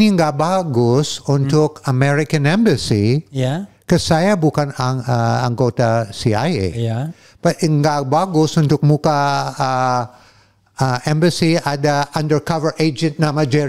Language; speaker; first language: Indonesian; non-native, fluent; English